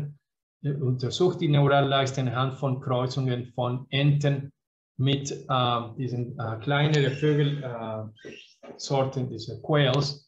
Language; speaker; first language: German; non-native, fluent; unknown